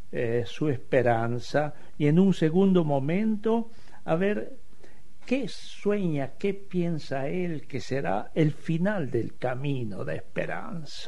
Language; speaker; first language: Spanish; native; Spanish